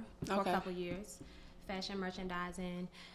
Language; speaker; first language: English; native; English